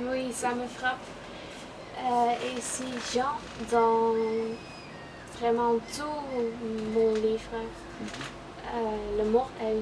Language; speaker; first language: French; non-native, learner; Dutch